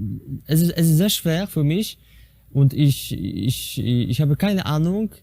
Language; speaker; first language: German; non-native, learner; Polish